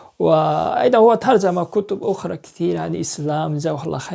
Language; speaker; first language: Arabic; non-native, learner; Korean